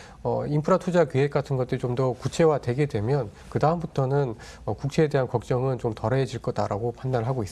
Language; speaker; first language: Korean; native; Korean